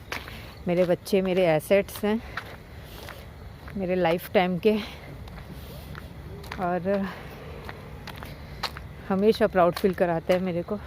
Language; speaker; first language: Hindi; native; Hindi